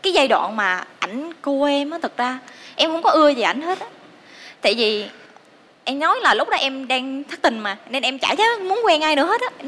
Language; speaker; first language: Vietnamese; native; Vietnamese